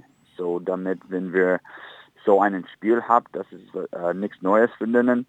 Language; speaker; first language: German; non-native, fluent; English